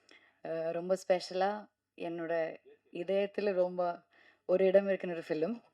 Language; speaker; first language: Tamil; non-native, learner; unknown